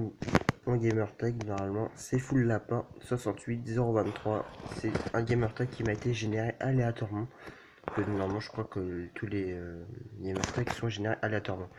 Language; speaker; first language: French; native; French